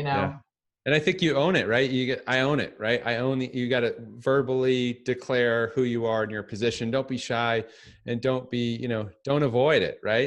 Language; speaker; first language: English; native; English